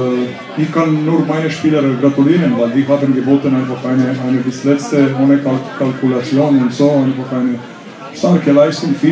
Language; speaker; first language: German; non-native, fluent; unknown